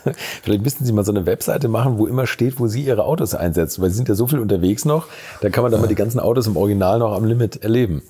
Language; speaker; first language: German; native; German